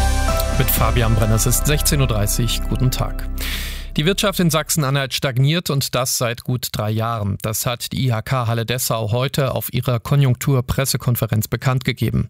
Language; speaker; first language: German; native; German